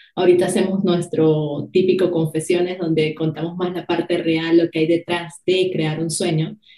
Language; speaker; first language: Spanish; native; Spanish